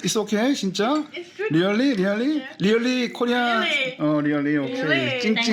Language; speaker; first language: English; non-native, learner; Korean